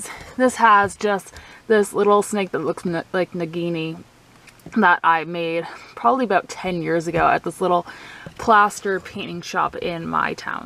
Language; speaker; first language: English; native; English